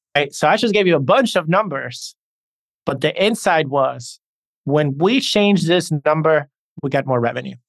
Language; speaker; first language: English; early bilingual, other home language; Spanish